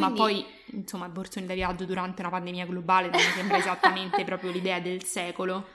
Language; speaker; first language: Italian; native; Italian